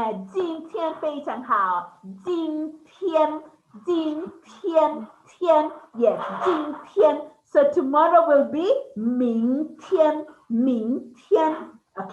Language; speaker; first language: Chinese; non-native, fluent; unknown